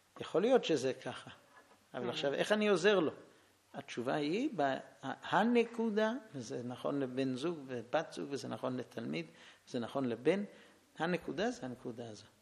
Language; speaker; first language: Hebrew; non-native, fluent; English